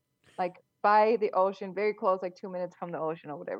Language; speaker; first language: English; non-native, fluent; German